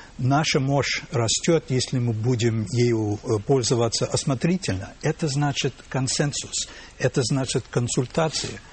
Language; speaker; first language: Russian; non-native, fluent; English